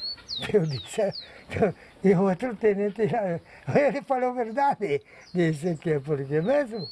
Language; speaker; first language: Portuguese; non-native, local second language; Polish